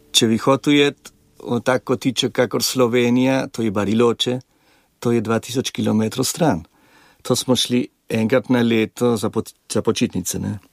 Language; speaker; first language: Slovenian; early bilingual, heritage; Slovenian